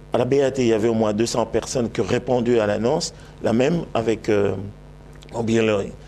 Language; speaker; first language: French; non-native, local second language; Lingala